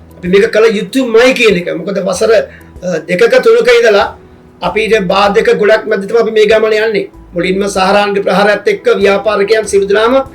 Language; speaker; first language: Sinhala; native; Sinhala